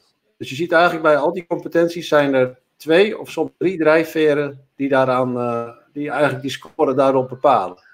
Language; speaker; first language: Dutch; native; Dutch